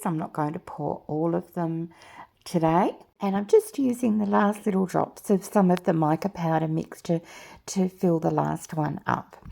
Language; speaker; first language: English; native; English